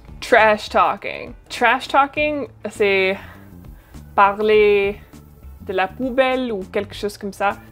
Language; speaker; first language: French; non-native, fluent; English